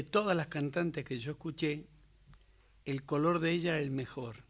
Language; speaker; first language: Spanish; native; Spanish